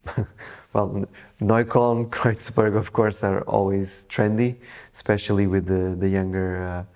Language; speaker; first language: English; non-native, fluent; Portuguese